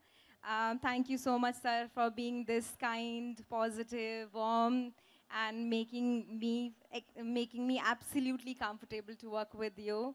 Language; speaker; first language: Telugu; non-native, local second language; Hindi